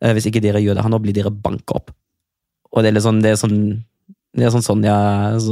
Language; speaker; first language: Norwegian; non-native, fluent; German